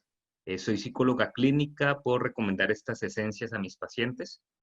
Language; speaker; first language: Spanish; native; Spanish